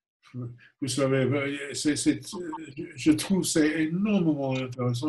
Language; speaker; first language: French; non-native, fluent; English